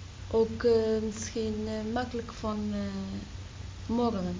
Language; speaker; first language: Dutch; non-native, learner; Arabic